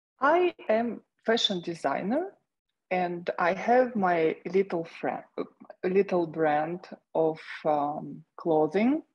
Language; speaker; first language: English; non-native, fluent; Russian